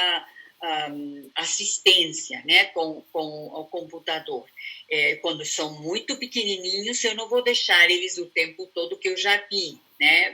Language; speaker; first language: Portuguese; non-native, fluent; Spanish